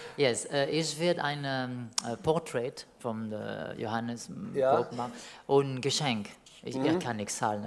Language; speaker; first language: German; non-native, learner; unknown